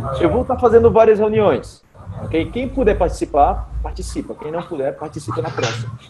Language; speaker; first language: Portuguese; native; Portuguese